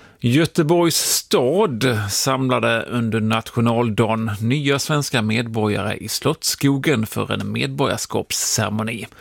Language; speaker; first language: Swedish; native; Swedish